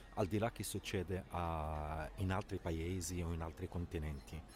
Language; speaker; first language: Italian; non-native, fluent; Arabic